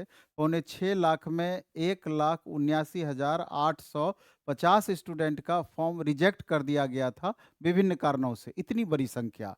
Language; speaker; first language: Hindi; native; Hindi